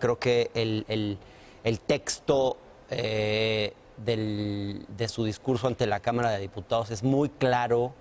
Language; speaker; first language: Spanish; native; Spanish